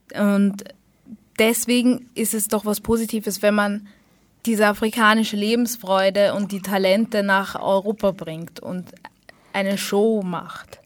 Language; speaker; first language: German; early bilingual, other home language; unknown